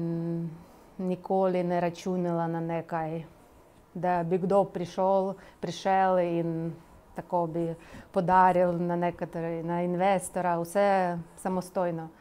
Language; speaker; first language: Slovenian; non-native, learner; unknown